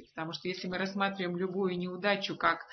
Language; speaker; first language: Russian; native; Russian